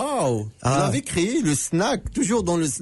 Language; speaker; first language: French; native; French